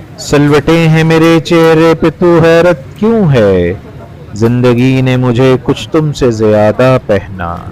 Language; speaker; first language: Urdu; native; Urdu